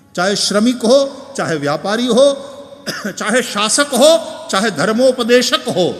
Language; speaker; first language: Hindi; non-native, local second language; Gujarati